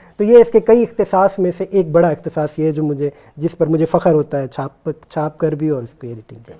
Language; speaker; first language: Urdu; non-native, local second language; Baluchi